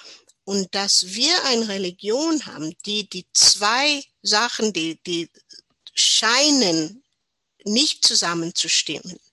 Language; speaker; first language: German; non-native, learner; English